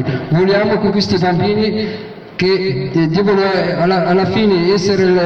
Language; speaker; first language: Italian; non-native, fluent; Arabic